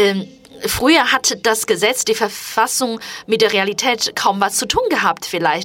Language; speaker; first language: German; non-native, fluent; Chinese